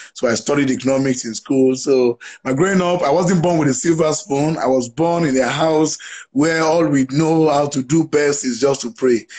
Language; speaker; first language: English; non-native, local second language; Yoruba